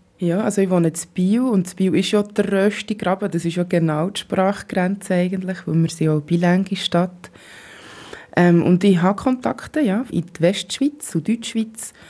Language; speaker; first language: German; native; German